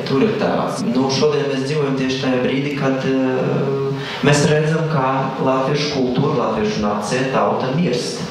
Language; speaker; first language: Latvian; non-native, fluent; Russian